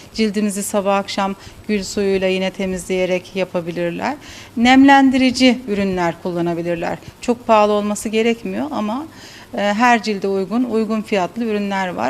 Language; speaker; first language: Turkish; native; Turkish